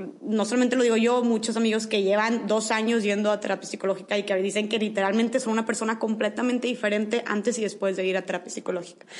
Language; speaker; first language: Spanish; native; Spanish